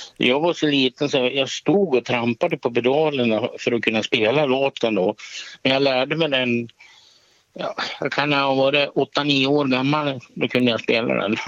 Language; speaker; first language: Swedish; native; Swedish